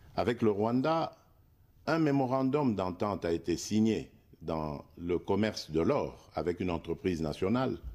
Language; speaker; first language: French; non-native, local second language; Luba-Lulua